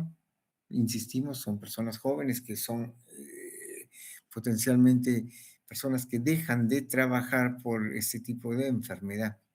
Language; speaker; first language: Spanish; native; Spanish